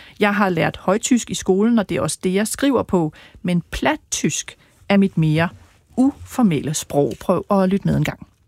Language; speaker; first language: Danish; native; Danish